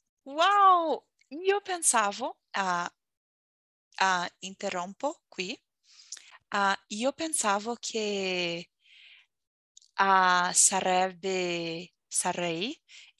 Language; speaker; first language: Italian; non-native, learner; Portuguese